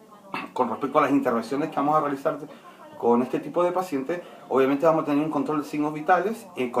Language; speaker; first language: Spanish; native; Spanish